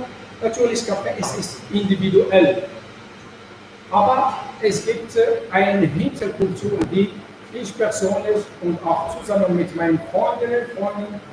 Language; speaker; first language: German; non-native, fluent; Arabic